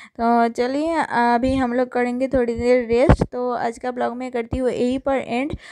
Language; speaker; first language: Hindi; non-native, local second language; Bangla